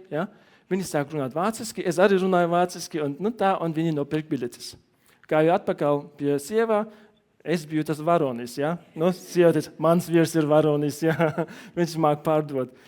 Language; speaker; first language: Latvian; non-native, learner; German